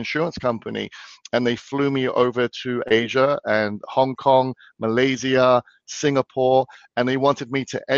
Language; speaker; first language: English; native; English